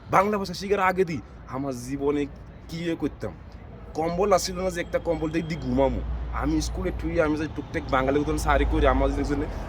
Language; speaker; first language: Bangla; non-native, fluent; Zulu